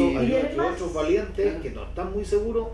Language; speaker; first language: Spanish; native; Spanish